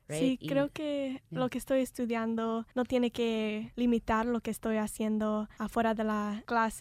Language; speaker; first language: Spanish; early bilingual, heritage; Spanish